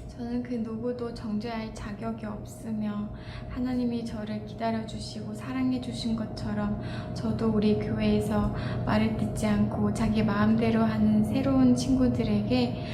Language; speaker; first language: Korean; non-native, fluent; Mongolian